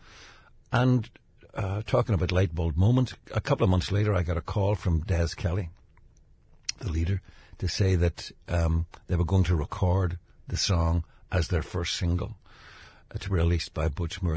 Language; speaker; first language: English; native; English